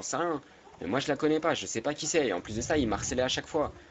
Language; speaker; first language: French; native; French